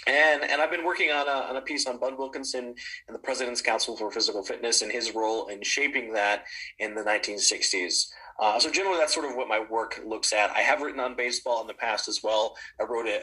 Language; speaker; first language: English; native; English